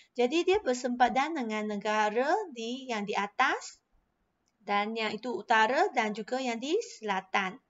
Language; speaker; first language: Malay; non-native, local second language; Chinese